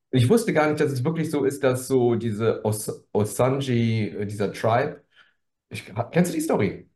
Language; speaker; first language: German; early bilingual, other home language; Korean